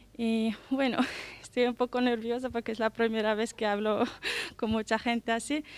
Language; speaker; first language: Spanish; non-native, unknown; Arabic